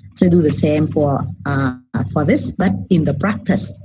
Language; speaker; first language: English; non-native, fluent; Vietnamese